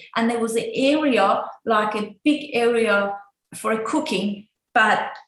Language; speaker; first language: English; non-native, fluent; Persian